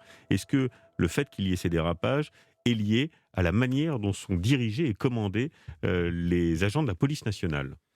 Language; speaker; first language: French; native; French